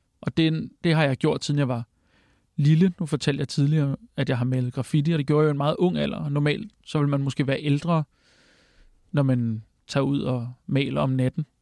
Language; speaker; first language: Danish; native; Danish